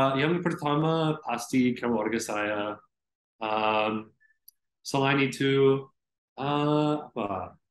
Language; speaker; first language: Indonesian; non-native, learner; English